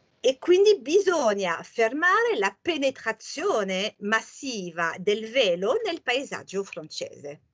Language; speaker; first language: Italian; non-native, fluent; French